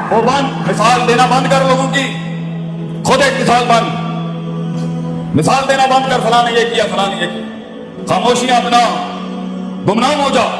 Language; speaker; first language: Urdu; non-native, local second language; Punjabi